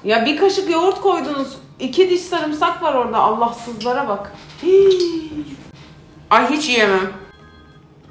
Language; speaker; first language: Turkish; native; Turkish